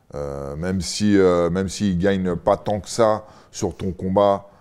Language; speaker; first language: French; native; French